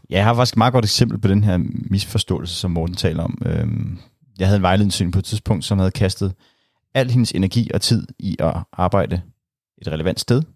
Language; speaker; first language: Danish; native; Danish